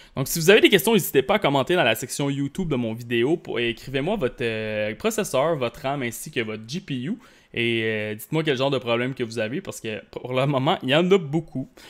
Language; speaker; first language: French; native; French